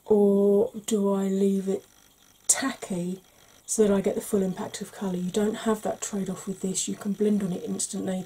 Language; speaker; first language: English; native; English